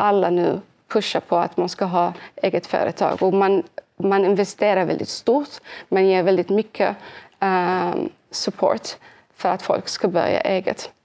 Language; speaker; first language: Swedish; early bilingual, other home language; Arabic